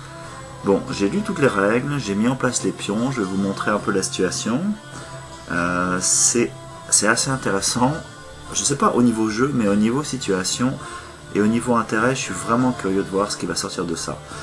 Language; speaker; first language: French; native; French